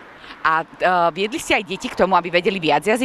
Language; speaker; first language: Slovak; native; Slovak